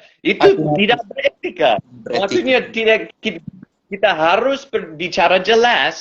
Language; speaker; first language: Indonesian; non-native, fluent; English